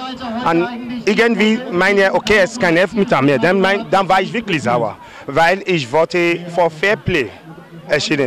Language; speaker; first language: German; non-native, fluent; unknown